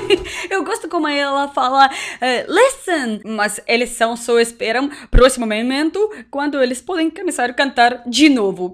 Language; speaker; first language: Portuguese; non-native, learner; Russian